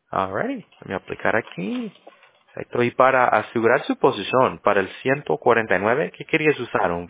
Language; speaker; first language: Spanish; early bilingual, heritage; Spanish